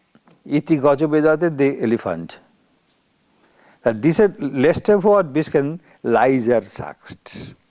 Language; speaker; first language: German; non-native, learner; Bangla